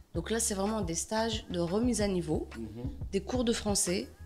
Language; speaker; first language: French; non-native, local second language; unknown